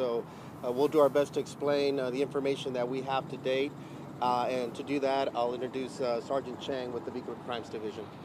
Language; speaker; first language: English; early bilingual, other home language; Spanish